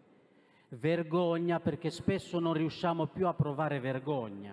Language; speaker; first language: Italian; non-native, fluent; Romanian